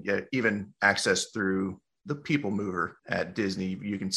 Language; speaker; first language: English; native; English